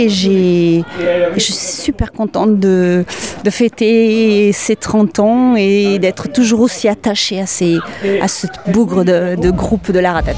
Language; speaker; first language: French; native; French